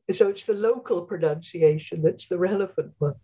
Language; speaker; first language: English; native; English